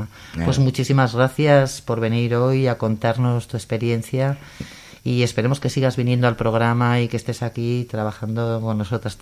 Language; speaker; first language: Spanish; native; Spanish